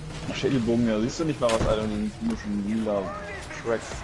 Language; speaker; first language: German; native; German